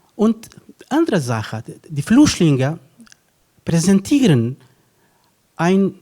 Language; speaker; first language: German; non-native, fluent; Kurdish